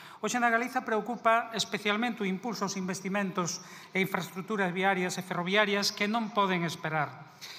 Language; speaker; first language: Galician; native; Galician